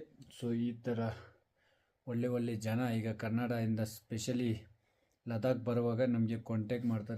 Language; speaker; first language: Kannada; non-native, fluent; Ladakhi